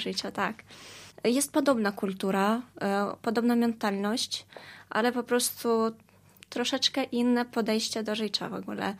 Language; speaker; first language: Polish; non-native, fluent; Russian